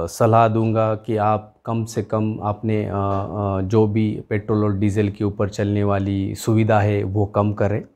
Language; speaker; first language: Hindi; non-native, local second language; Marathi